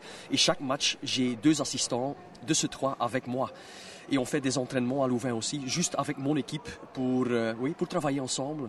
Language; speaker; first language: French; non-native, local second language; Dutch